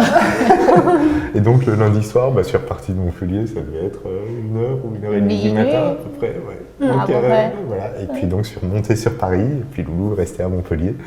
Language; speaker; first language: French; native; French